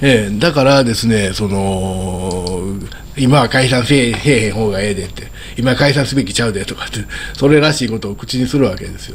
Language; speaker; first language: Japanese; native; Japanese